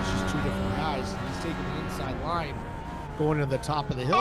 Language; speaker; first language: English; native; English